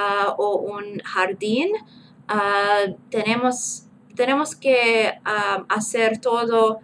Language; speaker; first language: Spanish; non-native, learner; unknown